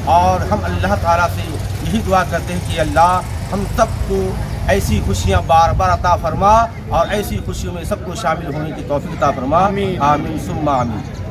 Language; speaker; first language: Urdu; native; Urdu